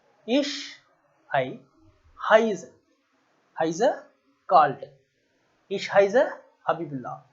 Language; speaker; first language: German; non-native, learner; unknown